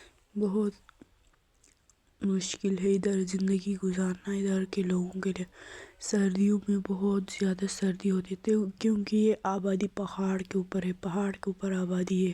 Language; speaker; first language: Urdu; non-native, local second language; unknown